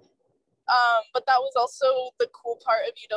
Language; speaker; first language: English; native; English